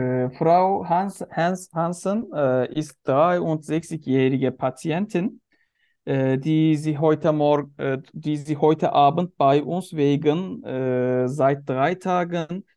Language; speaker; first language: German; non-native, learner; Turkish